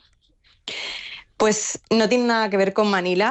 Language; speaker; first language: Spanish; native; Spanish